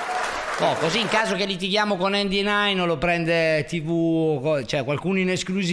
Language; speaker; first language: Italian; native; Italian